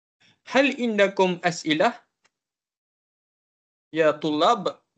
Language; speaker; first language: Arabic; non-native, learner; Malay